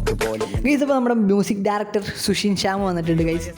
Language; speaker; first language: Malayalam; native; Malayalam